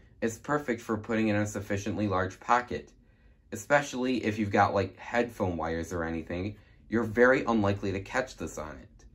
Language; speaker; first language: English; native; English